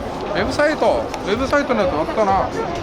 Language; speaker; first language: Japanese; native; Japanese